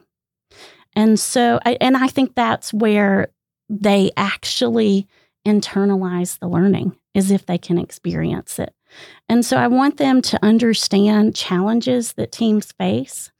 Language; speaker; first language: English; native; English